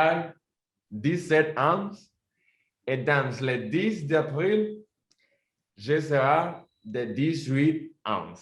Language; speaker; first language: French; non-native, learner; Spanish